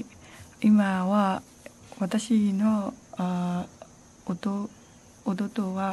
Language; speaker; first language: Japanese; non-native, learner; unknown